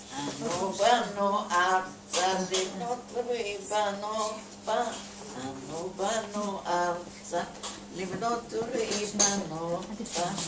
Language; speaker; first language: Hebrew; non-native, fluent; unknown